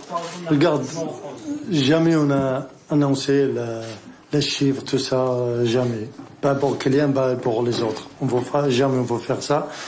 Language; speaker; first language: French; non-native, learner; Arabic